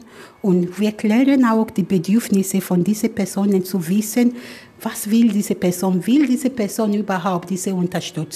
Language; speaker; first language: German; non-native, fluent; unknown